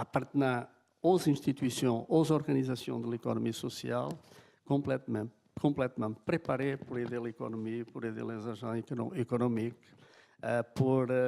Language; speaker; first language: French; non-native, fluent; Portuguese